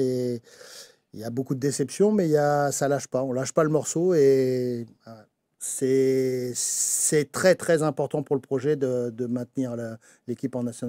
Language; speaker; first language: French; native; French